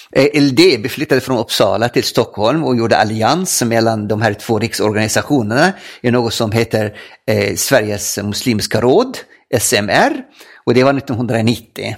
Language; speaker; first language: Swedish; non-native, fluent; Arabic